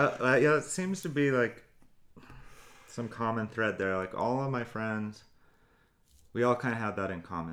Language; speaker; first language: English; native; English